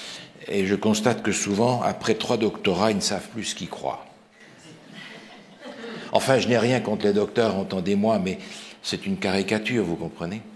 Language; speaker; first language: French; native; French